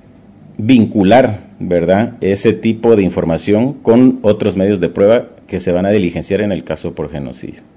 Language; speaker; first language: Spanish; native; Spanish